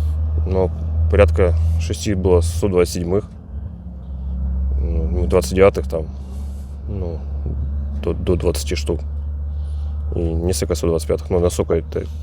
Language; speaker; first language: Russian; native; Russian